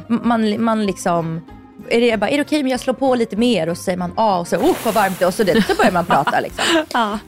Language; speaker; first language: Swedish; non-native, fluent; Russian